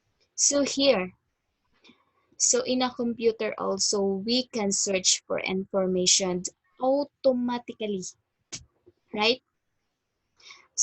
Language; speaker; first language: English; non-native, fluent; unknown